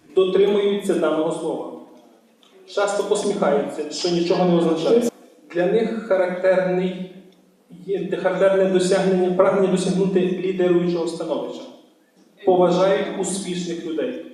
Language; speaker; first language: Ukrainian; native; Ukrainian